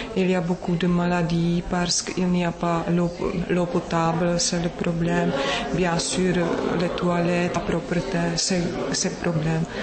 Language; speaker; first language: French; non-native, learner; Czech